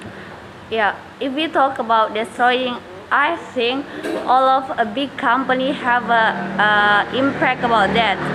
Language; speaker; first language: English; non-native, learner; Indonesian